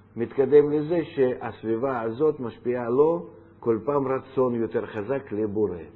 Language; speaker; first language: Hebrew; non-native, fluent; Russian